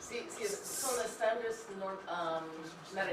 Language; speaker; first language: Spanish; non-native, learner; English